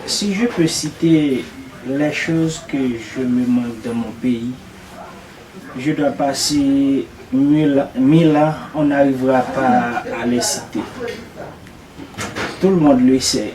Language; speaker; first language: French; non-native, local second language; Haitian Creole